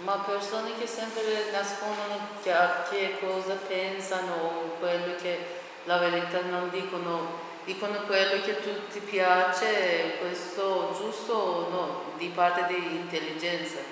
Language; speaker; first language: Italian; non-native, learner; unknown